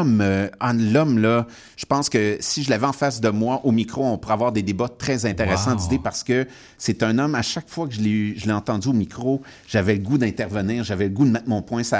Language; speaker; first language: French; native; French